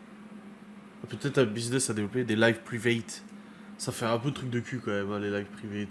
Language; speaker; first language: French; native; French